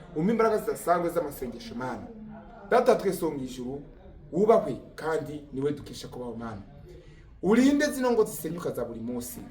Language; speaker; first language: Kinyarwanda; early bilingual, heritage; Kinyarwanda